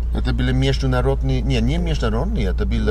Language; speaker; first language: Russian; non-native, learner; English